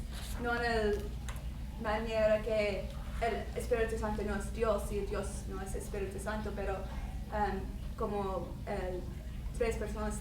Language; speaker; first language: Spanish; non-native, learner; English